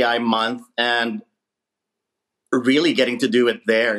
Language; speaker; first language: English; non-native, local second language; Filipino